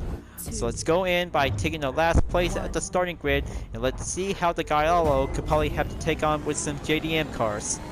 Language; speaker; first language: English; non-native, fluent; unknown